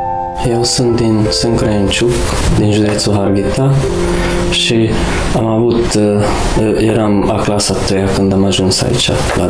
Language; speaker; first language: Romanian; non-native, local second language; Hungarian